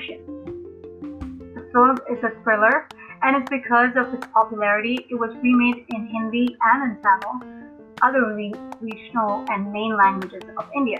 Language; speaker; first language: English; non-native, local second language; Hindi